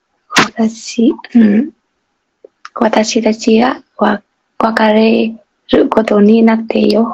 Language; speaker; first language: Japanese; non-native, learner; Vietnamese